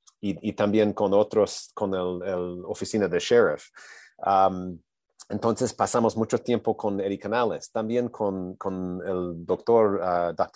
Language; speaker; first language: Spanish; non-native, learner; English